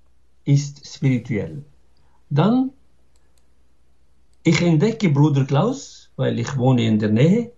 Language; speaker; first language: German; non-native, fluent; Arabic